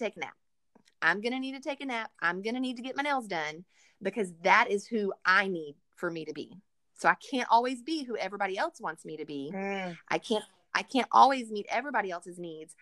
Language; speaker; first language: English; native; English